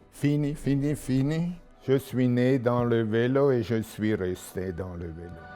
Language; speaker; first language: French; non-native, local second language; German